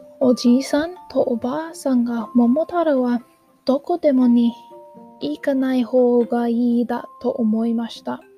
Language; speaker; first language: Japanese; non-native, learner; English